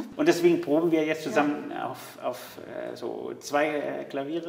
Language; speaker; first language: German; non-native, fluent; Arabic